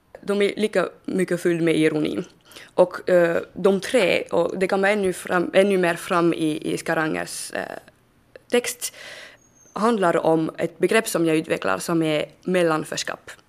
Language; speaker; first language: Swedish; non-native, fluent; French